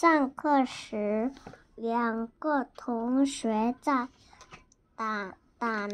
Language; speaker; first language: Chinese; non-native, learner; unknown